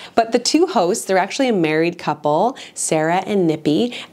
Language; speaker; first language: English; native; English